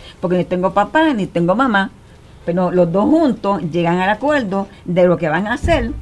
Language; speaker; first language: Spanish; early bilingual, heritage; Spanish